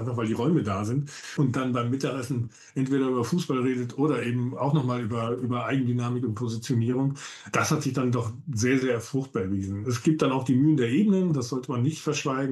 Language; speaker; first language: German; native; German